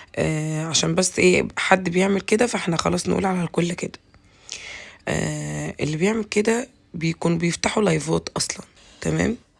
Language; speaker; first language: Egyptian Arabic; native; Egyptian Arabic